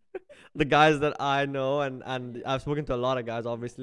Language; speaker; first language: English; non-native, local second language; Hindi